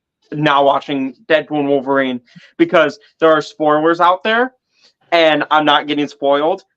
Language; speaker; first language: English; native; English